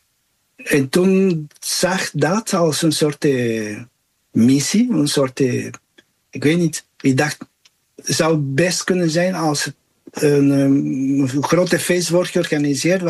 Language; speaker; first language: Dutch; non-native, fluent; Spanish